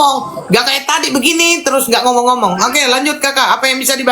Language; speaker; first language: Indonesian; native; Indonesian